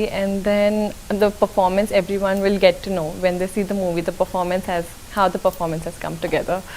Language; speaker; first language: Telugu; non-native, local second language; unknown